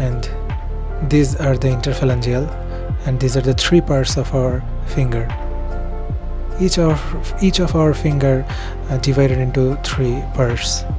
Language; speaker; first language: English; non-native, fluent; Bangla